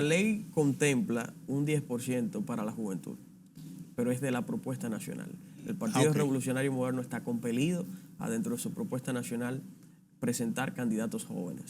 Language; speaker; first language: Spanish; native; Spanish